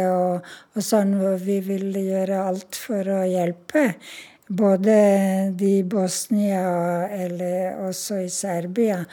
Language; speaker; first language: Norwegian; non-native, fluent; Serbian